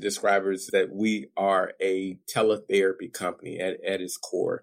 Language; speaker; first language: English; native; English